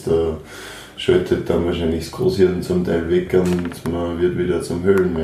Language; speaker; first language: German; native; German